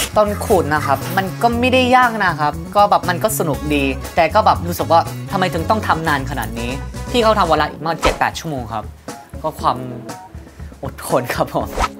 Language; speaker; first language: Thai; non-native, fluent; Korean